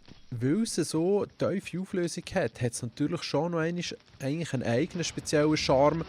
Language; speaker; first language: German; native; German